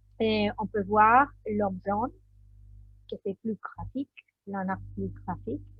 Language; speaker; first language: French; non-native, learner; Spanish